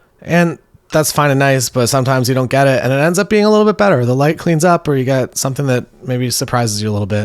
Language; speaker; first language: English; native; English